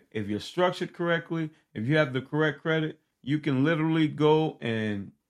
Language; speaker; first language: English; early bilingual, other home language; Haitian Creole